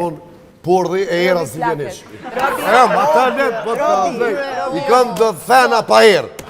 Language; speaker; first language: Albanian; native; Albanian